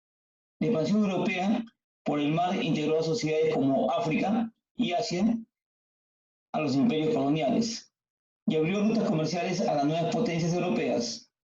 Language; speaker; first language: Spanish; native; Spanish